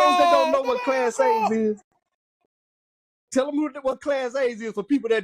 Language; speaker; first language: English; native; English